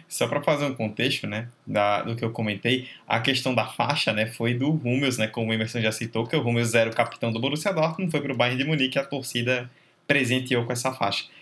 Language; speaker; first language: Portuguese; native; Portuguese